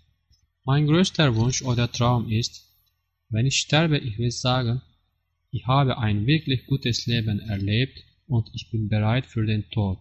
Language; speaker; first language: German; non-native, learner; Turkish